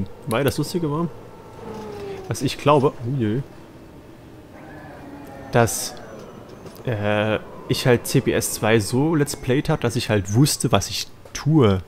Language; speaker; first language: German; native; German